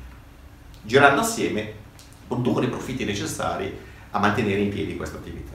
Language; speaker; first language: Italian; native; Italian